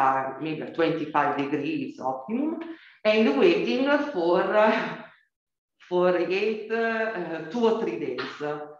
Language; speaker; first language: English; non-native, learner; Italian